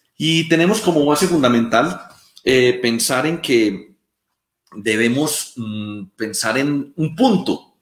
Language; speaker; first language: Spanish; native; Spanish